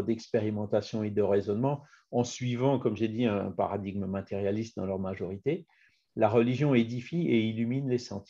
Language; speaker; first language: French; native; French